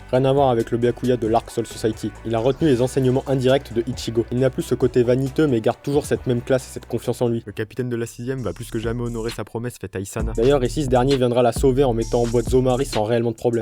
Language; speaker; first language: French; native; French